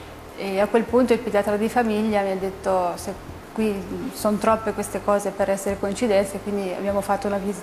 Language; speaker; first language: Italian; native; Italian